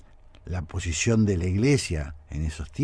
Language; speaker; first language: Spanish; native; Spanish